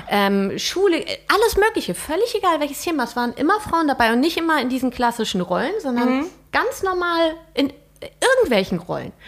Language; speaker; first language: German; native; German